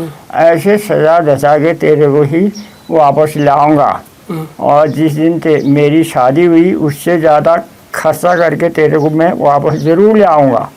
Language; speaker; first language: Hindi; non-native, local second language; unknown